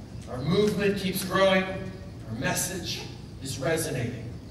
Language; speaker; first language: English; early bilingual, other home language; French